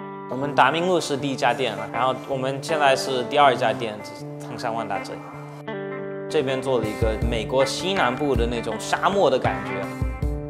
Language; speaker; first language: Chinese; non-native, fluent; English